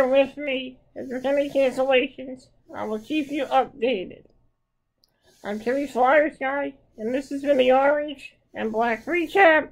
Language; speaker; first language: English; native; English